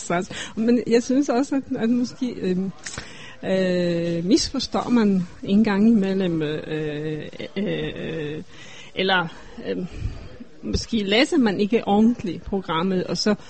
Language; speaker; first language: Danish; non-native, fluent; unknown